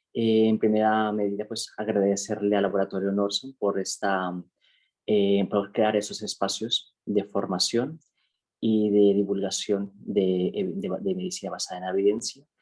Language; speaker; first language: Spanish; native; Spanish